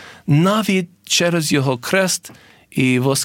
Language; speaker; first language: Ukrainian; early bilingual, heritage; English